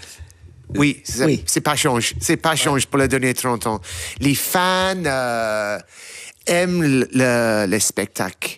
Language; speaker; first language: French; non-native, learner; English